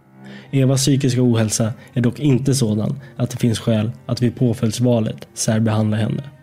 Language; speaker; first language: Swedish; native; Swedish